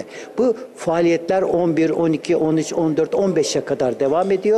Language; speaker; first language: Turkish; early bilingual, other home language; Uzbek